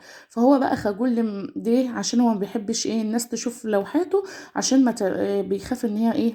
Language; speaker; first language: Arabic; native; Arabic